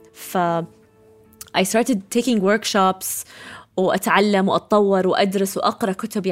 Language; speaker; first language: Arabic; early bilingual, heritage; Arabic